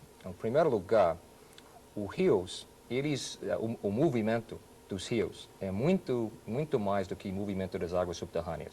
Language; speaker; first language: Portuguese; non-native, fluent; English